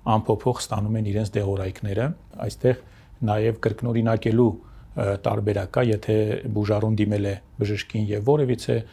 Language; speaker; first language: Armenian; native; Armenian